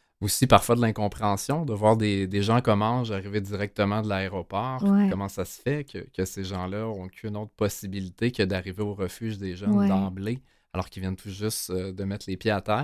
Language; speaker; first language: French; native; French